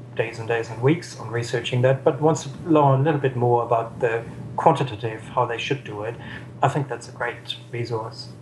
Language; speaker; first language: English; non-native, fluent; German